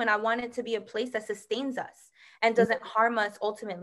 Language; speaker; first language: English; native; English